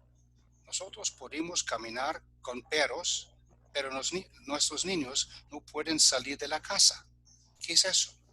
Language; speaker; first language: Spanish; non-native, fluent; German